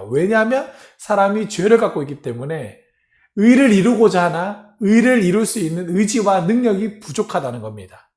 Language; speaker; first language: Korean; native; Korean